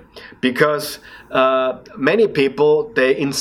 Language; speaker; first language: English; non-native, fluent; German